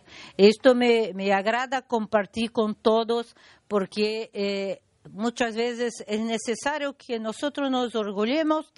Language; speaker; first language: Spanish; non-native, learner; Portuguese